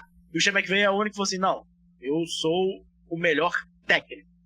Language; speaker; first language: Portuguese; native; Portuguese